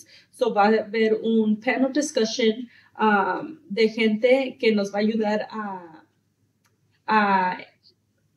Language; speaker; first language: Spanish; early bilingual, heritage; Spanish